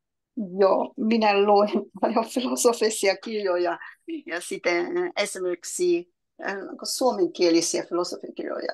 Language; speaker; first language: Finnish; non-native, learner; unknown